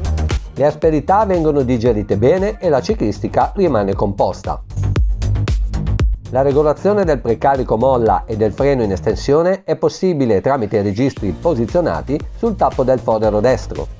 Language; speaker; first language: Italian; native; Italian